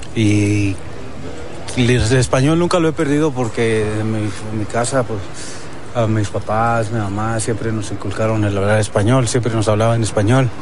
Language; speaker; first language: Spanish; early bilingual, heritage; Spanish